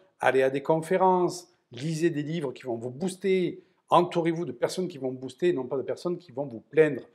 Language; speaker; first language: French; native; French